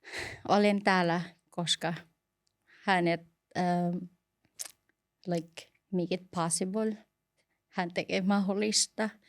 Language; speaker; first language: Finnish; non-native, learner; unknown